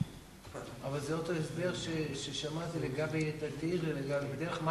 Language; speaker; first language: Hebrew; non-native, fluent; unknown